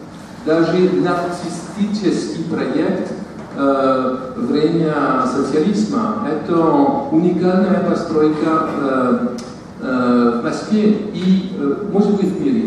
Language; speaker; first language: Russian; non-native, fluent; French